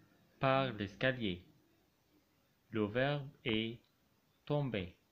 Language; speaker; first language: French; non-native, fluent; Arabic